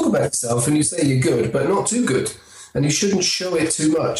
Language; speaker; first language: English; native; English